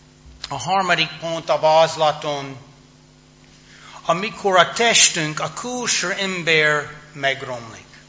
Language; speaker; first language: Hungarian; non-native, fluent; English